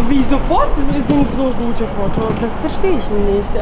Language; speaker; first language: German; non-native, fluent; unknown